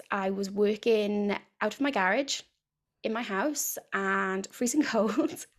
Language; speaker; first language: English; native; English